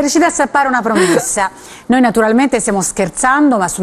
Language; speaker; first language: Italian; native; Italian